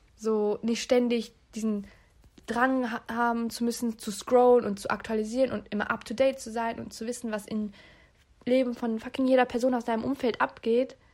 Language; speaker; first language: German; early bilingual, other home language; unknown